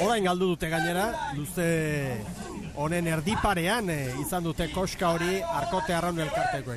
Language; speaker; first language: Basque; native; Basque